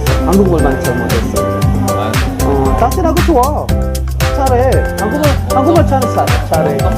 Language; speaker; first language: Korean; non-native, learner; Filipino